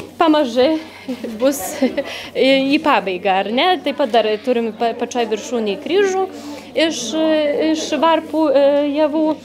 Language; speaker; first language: Lithuanian; native; Lithuanian